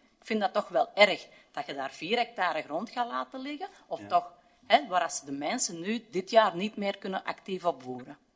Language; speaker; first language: Dutch; native; Dutch